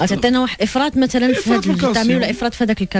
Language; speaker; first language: Arabic; native; Arabic